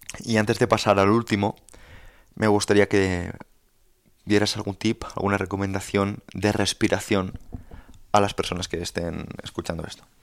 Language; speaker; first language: Spanish; native; Spanish